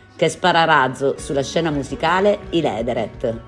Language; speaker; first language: Italian; native; Italian